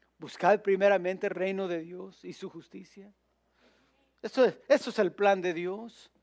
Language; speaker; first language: Spanish; early bilingual, heritage; Spanish